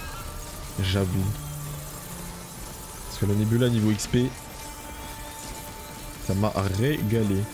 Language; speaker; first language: French; native; French